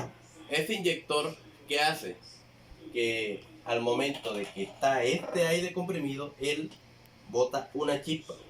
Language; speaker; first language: Spanish; native; Spanish